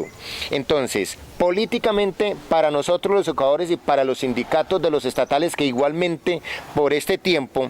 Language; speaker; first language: Spanish; native; Spanish